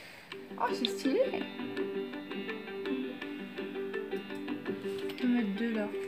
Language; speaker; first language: French; native; French